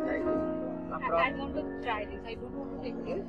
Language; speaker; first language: English; non-native, local second language; Hindi